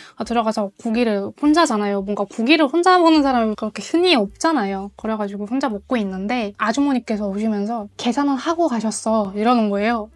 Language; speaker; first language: Korean; non-native, fluent; Mongolian